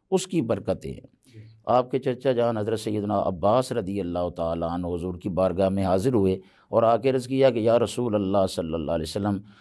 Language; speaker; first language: Urdu; non-native, local second language; Punjabi